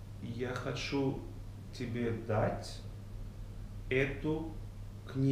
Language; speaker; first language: Russian; non-native, learner; Greek